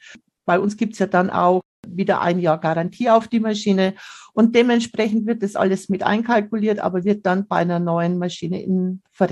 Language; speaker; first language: German; native; German